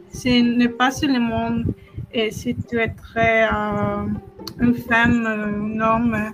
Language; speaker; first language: French; non-native, learner; Spanish